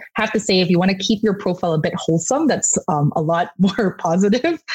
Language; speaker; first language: English; non-native, local second language; Korean